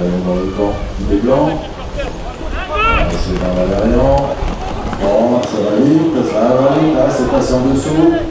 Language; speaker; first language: French; native; French